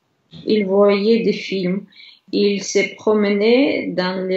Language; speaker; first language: French; non-native, learner; Russian